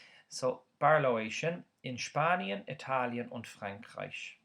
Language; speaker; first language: German; non-native, fluent; Irish